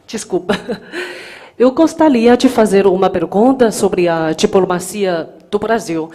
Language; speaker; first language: Portuguese; non-native, fluent; Chinese